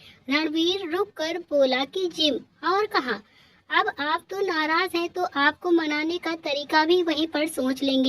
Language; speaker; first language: Hindi; native; Hindi